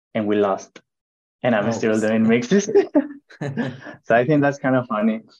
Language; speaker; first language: English; non-native, fluent; Spanish